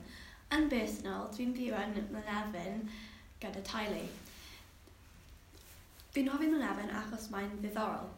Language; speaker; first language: Welsh; non-native, learner; English